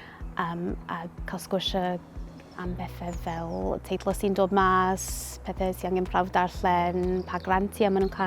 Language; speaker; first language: Welsh; non-native, fluent; English